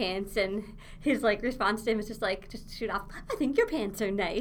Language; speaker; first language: English; native; English